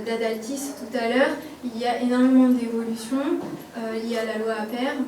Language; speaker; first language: French; native; French